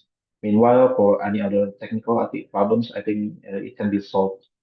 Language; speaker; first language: English; non-native, fluent; Indonesian